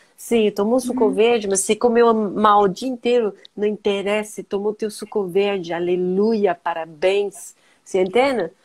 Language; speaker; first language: Portuguese; non-native, fluent; French